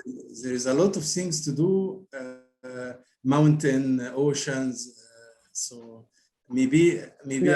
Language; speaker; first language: English; non-native, learner; Arabic